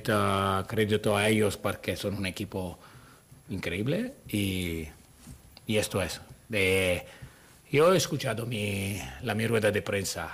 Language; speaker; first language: Spanish; non-native, learner; Italian